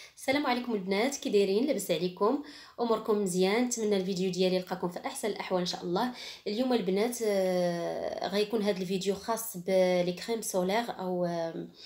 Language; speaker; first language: Arabic; native; Arabic